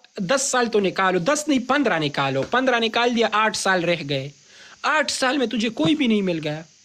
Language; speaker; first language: Urdu; non-native, local second language; Pashto